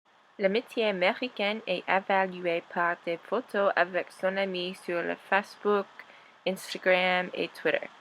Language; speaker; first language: French; non-native, learner; English